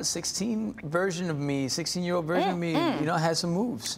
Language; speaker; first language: English; early bilingual, other home language; Spanish